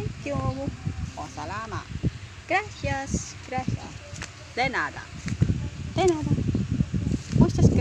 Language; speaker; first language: Spanish; non-native, learner; Filipino